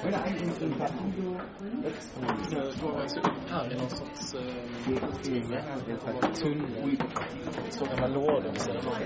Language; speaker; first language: Swedish; native; Swedish